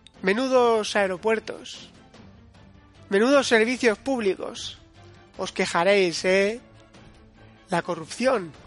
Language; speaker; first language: Spanish; native; Spanish